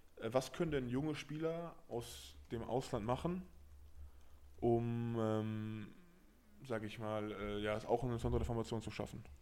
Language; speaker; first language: German; native; German